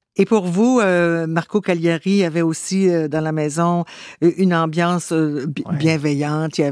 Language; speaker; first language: French; native; French